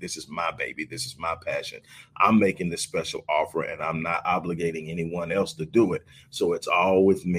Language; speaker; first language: English; native; English